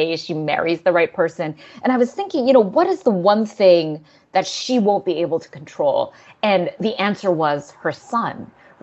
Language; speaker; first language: English; native; English